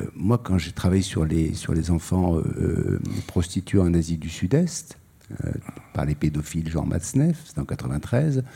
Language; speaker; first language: French; native; French